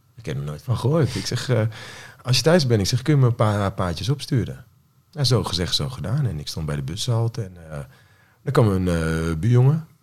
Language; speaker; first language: Dutch; native; Dutch